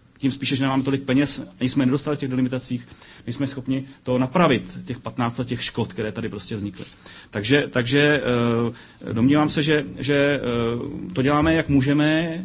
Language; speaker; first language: Czech; native; Czech